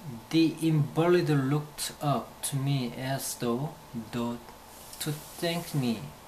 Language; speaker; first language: English; non-native, fluent; Korean